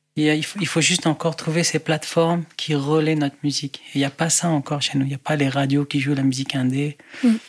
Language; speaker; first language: French; non-native, local second language; Arabic